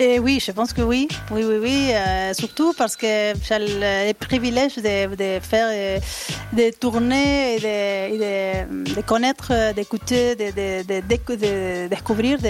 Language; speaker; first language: French; non-native, fluent; Spanish